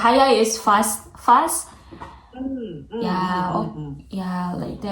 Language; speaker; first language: English; non-native, learner; Indonesian